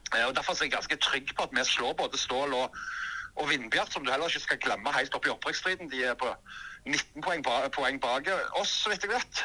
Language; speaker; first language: Norwegian; native; Norwegian